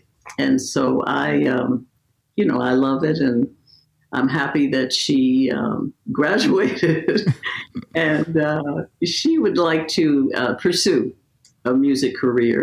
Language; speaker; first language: English; native; English